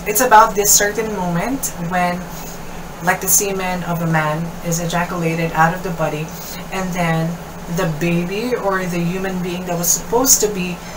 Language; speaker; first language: English; non-native, local second language; Kinaray-a